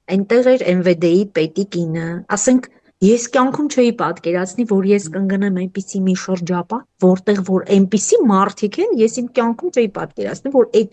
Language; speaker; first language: Armenian; native; Armenian